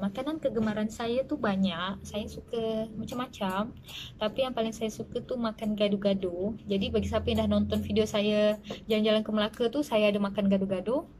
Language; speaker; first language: Malay; native; Malay